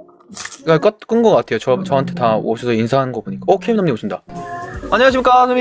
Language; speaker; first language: Korean; native; Korean